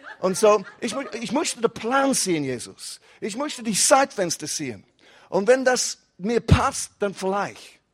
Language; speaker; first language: German; non-native, fluent; English